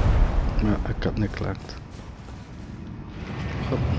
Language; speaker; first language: German; native; German